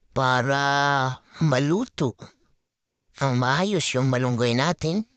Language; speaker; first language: Filipino; non-native, local second language; Bikol